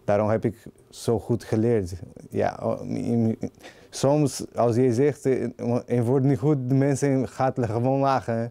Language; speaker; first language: Dutch; non-native, learner; Portuguese